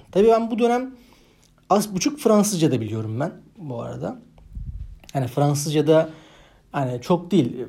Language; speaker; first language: Turkish; native; Turkish